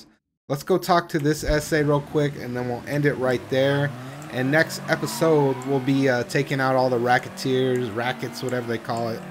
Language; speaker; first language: English; native; English